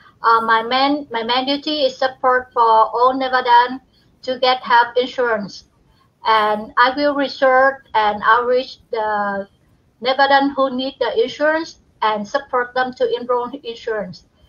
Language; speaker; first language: English; non-native, learner; Vietnamese